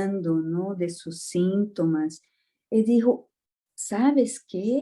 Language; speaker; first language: Spanish; non-native, fluent; Portuguese